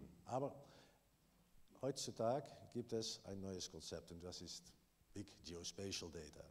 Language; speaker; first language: German; non-native, learner; Dutch